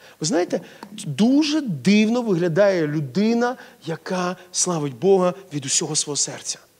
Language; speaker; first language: Ukrainian; non-native, local second language; Russian